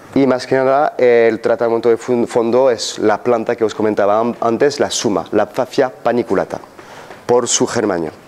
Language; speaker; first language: Spanish; non-native, fluent; French